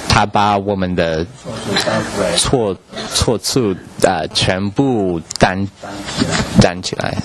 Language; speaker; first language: Chinese; non-native, learner; English